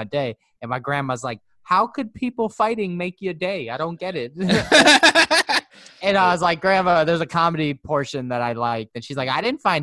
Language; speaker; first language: English; native; English